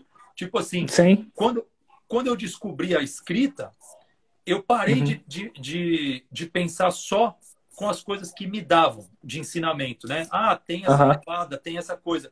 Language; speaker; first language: Portuguese; native; Portuguese